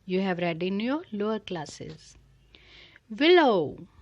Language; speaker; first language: English; non-native, local second language; Punjabi